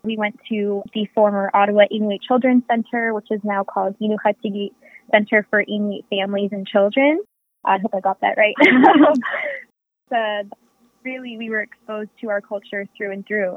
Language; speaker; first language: English; native; English